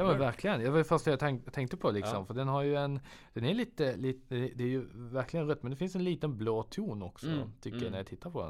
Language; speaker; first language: Swedish; native; Swedish